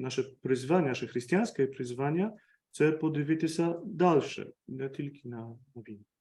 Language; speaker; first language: Ukrainian; non-native, fluent; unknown